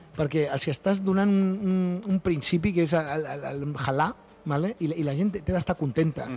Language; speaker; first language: Catalan; non-native, local second language; Spanish